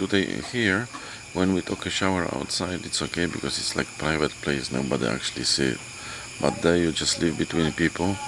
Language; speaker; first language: English; non-native, learner; Polish